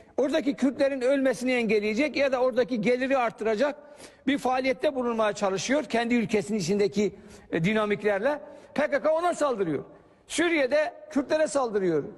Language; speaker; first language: Turkish; non-native, local second language; Kurdish